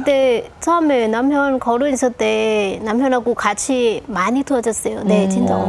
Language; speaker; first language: Korean; non-native, local second language; Lao